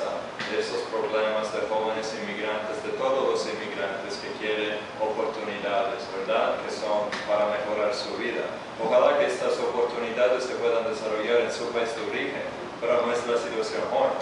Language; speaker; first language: Spanish; non-native, fluent; Italian